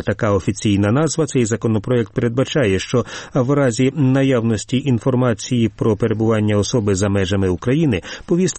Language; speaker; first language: Ukrainian; native; Ukrainian